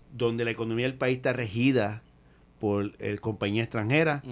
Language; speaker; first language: Spanish; native; Spanish